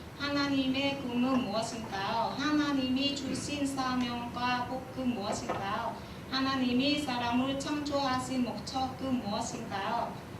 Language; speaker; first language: Korean; non-native, learner; Vietnamese